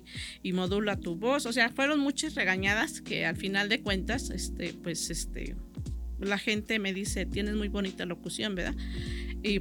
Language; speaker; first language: Spanish; native; Spanish